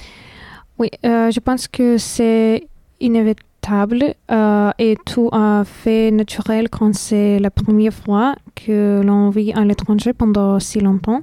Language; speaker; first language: French; non-native, fluent; Lithuanian